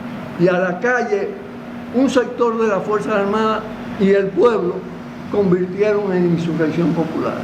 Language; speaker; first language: Spanish; native; Spanish